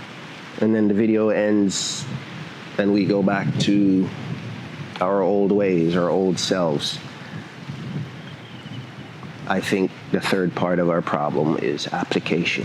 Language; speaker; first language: English; native; English